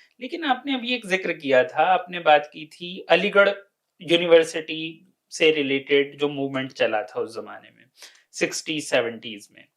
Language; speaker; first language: Urdu; native; Urdu